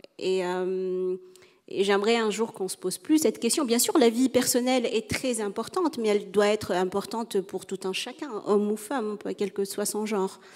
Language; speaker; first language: French; non-native, local second language; Arabic